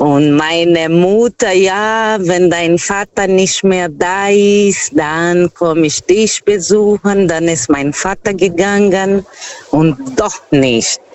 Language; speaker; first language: German; non-native, fluent; Portuguese